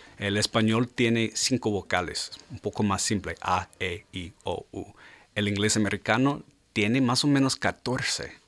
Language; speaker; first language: Spanish; non-native, fluent; English